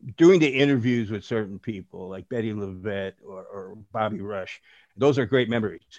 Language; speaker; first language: English; native; English